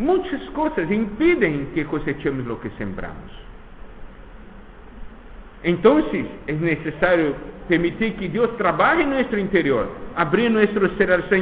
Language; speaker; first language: Spanish; non-native, fluent; Portuguese